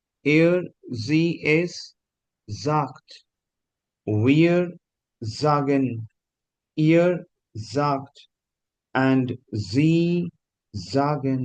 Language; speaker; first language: German; non-native, fluent; Hindi